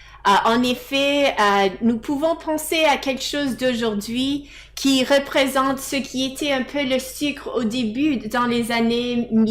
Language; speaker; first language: French; non-native, fluent; English